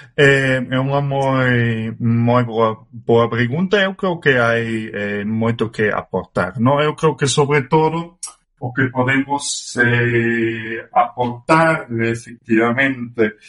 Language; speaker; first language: Galician; non-native, fluent; German